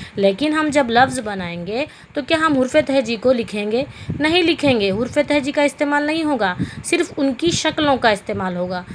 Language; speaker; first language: Urdu; native; Urdu